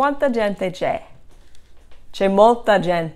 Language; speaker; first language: Italian; non-native, fluent; English